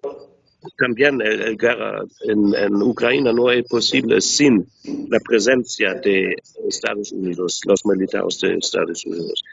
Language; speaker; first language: Spanish; non-native, learner; German